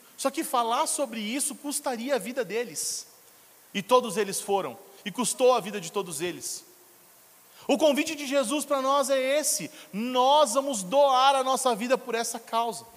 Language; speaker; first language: Portuguese; native; Portuguese